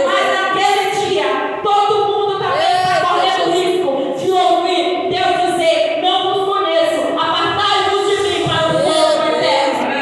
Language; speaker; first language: Portuguese; native; Portuguese